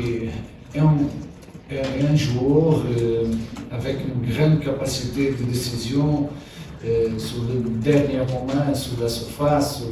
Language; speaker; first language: French; non-native, learner; Portuguese